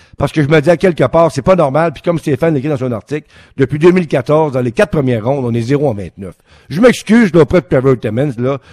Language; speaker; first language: French; native; French